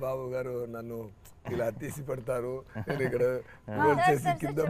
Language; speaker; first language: Telugu; non-native, learner; Tamil